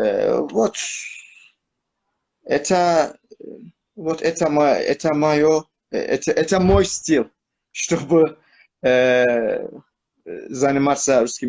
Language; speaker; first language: Russian; non-native, learner; Turkish